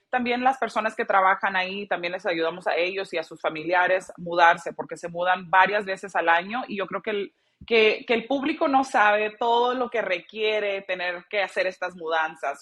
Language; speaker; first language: Spanish; early bilingual, heritage; Spanish